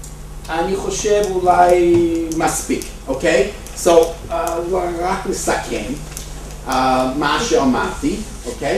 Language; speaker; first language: Hebrew; non-native, fluent; English